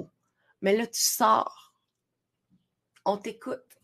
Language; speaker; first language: French; native; French